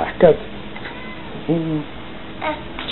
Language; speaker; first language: Spanish; native; Spanish